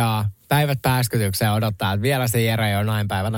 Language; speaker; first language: Finnish; native; Finnish